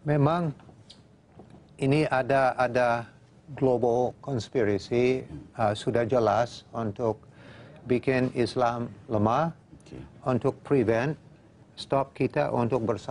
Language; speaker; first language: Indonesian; non-native, fluent; English